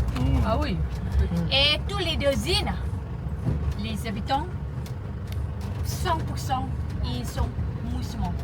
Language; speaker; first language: French; non-native, learner; Thai